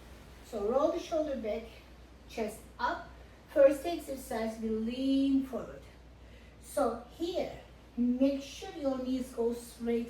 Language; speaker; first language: English; non-native, fluent; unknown